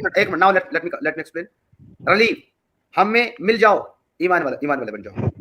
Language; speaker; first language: Urdu; native; Urdu